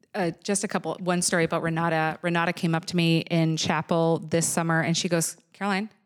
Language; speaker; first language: English; native; English